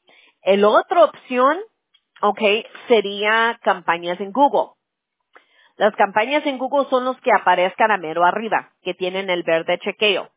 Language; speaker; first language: Spanish; early bilingual, other home language; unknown